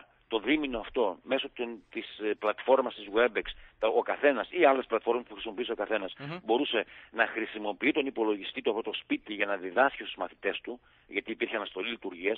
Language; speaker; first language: Greek; native; Greek